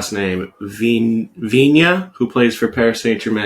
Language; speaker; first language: English; native; English